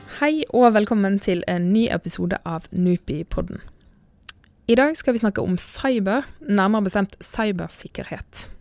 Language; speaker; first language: Norwegian; native; Norwegian